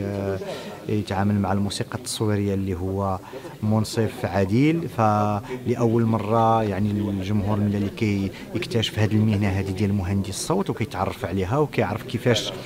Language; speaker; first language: Arabic; native; Arabic